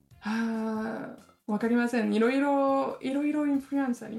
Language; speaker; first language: Japanese; non-native, learner; French